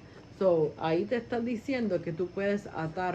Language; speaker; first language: Spanish; early bilingual, heritage; Spanish